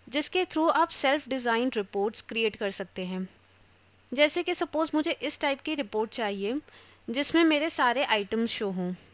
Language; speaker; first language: Hindi; native; Hindi